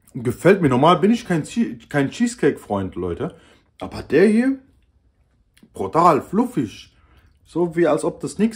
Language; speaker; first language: German; native; German